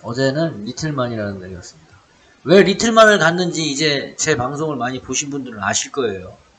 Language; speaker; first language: Korean; native; Korean